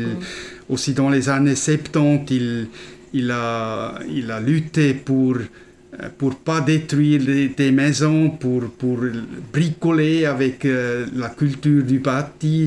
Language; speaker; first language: French; non-native, fluent; German